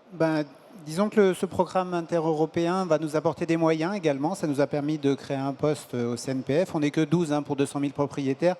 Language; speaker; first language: French; native; French